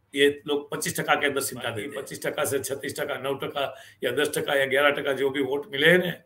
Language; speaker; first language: Hindi; non-native, local second language; Gujarati